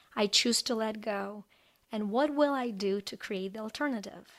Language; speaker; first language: English; non-native, fluent; Ukrainian